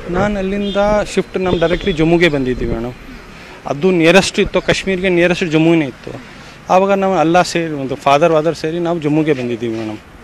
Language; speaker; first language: Kannada; non-native, fluent; Kashmiri